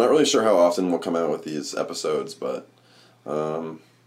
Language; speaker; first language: English; native; English